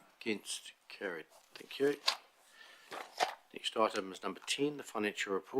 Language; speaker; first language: English; native; English